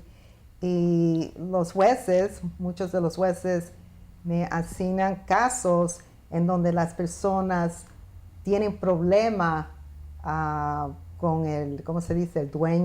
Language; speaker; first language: Spanish; early bilingual, heritage; Spanish